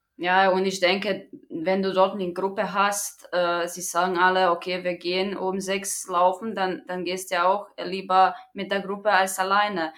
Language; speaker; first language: German; non-native, fluent; Croatian